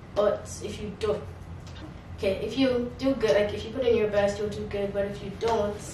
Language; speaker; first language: English; non-native, local second language; Yoruba